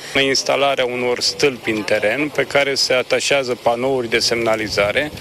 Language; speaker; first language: Romanian; native; Romanian